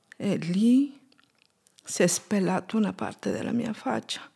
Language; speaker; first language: Italian; non-native, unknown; Spanish